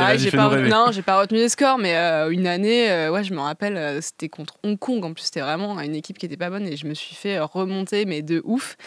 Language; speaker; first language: French; native; French